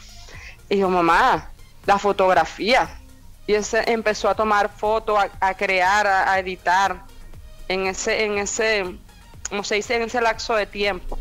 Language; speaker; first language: Spanish; native; Spanish